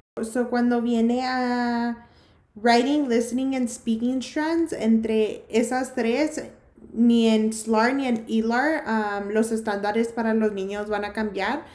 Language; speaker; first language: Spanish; early bilingual, heritage; Spanish